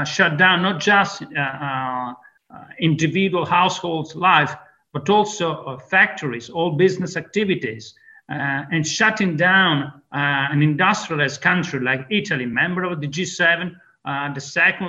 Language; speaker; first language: English; non-native, fluent; Italian